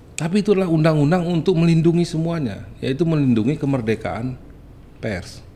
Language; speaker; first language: Indonesian; native; Indonesian